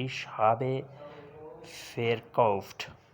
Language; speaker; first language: German; non-native, learner; Urdu